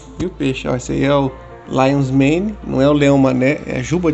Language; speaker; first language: Portuguese; native; Portuguese